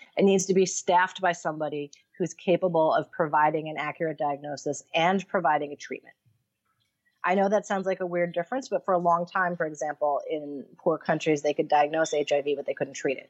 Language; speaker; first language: English; native; English